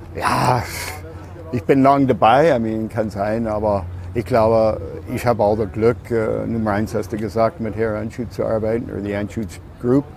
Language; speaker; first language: German; non-native, learner; English